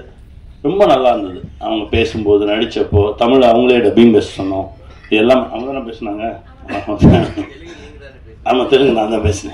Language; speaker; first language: Tamil; native; Tamil